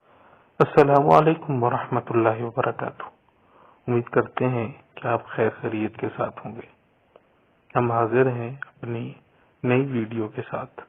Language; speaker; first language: Urdu; native; Urdu